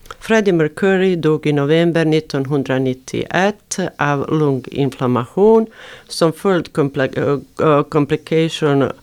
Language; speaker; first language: Swedish; non-native, learner; Arabic